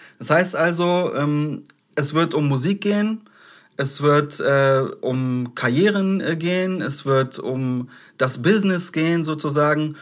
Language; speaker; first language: German; native; German